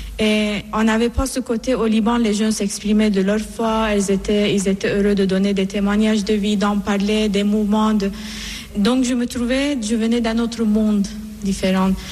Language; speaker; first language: French; non-native, fluent; Persian